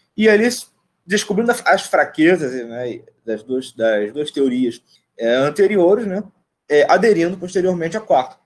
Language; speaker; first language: Portuguese; native; Portuguese